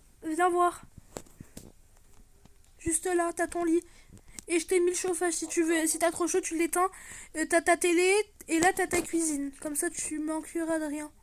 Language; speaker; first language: French; native; French